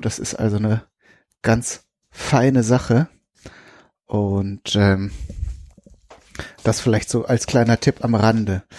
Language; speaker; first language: German; native; German